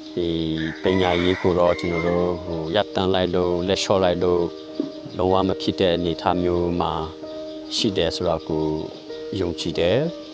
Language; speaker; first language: Burmese; non-native, local second language; Western Kayah